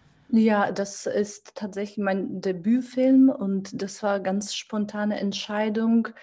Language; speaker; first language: German; non-native, fluent; Georgian